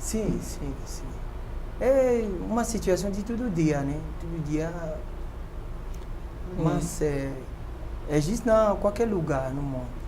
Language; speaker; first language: Portuguese; non-native, fluent; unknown